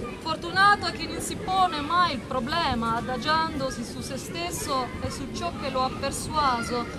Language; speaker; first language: Italian; early bilingual, other home language; Arabic